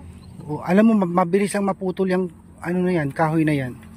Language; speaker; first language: Filipino; native; Filipino